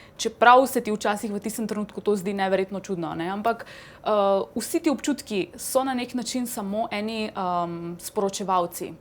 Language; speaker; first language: Slovenian; non-native, fluent; Hindi